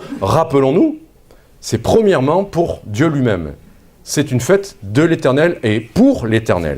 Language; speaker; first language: French; native; French